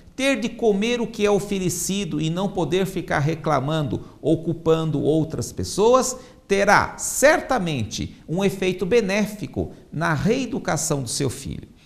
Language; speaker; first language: Portuguese; native; Portuguese